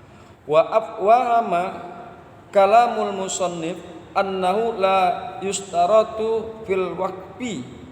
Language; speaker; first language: Arabic; non-native, fluent; Indonesian